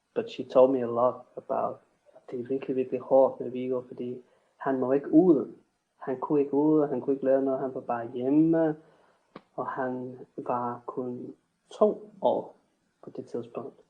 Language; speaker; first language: Danish; non-native, fluent; English